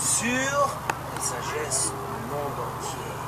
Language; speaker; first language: French; non-native, local second language; Luxembourgish